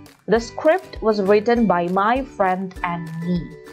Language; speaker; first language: English; non-native, fluent; Indonesian